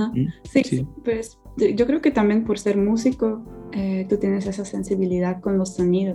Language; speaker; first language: Spanish; non-native, fluent; Polish